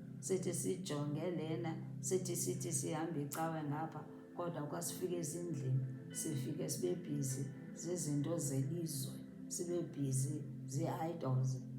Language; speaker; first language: Xhosa; native; Xhosa